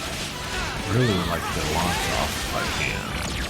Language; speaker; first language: English; native; English